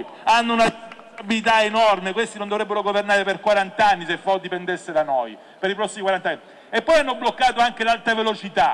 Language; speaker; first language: Italian; native; Italian